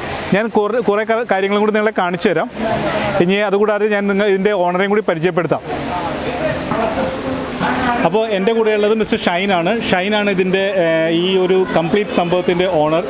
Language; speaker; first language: Malayalam; native; Malayalam